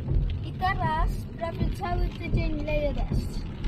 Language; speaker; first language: Polish; early bilingual, heritage; Polish